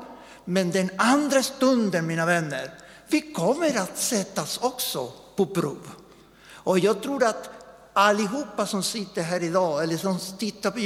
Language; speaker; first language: Swedish; non-native, fluent; Spanish